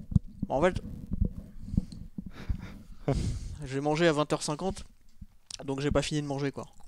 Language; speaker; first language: French; native; French